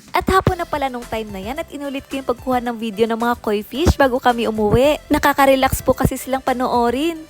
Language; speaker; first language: Filipino; native; Filipino